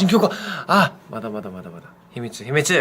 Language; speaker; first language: Japanese; non-native, learner; Korean